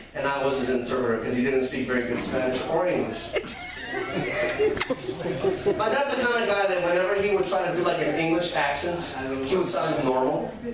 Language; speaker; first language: English; native; English